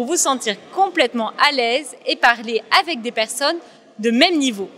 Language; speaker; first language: French; native; French